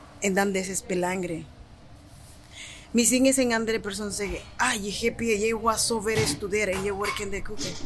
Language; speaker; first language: Dutch; non-native, learner; Spanish